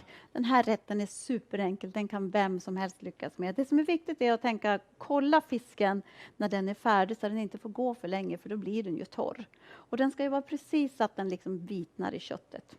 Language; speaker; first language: Swedish; native; Swedish